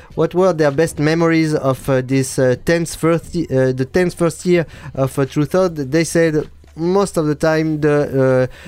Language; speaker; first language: English; non-native, fluent; French